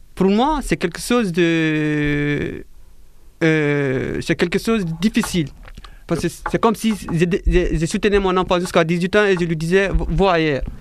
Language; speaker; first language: French; non-native, fluent; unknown